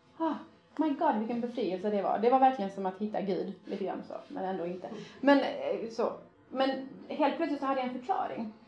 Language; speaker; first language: Swedish; early bilingual, other home language; Persian